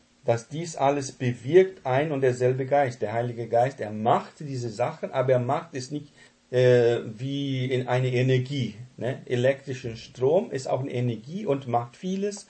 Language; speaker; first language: German; non-native, fluent; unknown